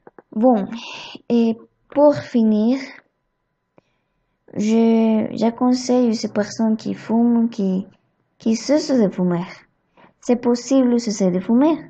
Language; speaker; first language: French; non-native, learner; Spanish